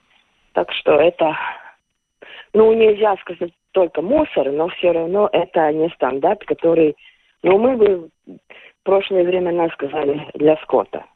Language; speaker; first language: Russian; non-native, local second language; Latvian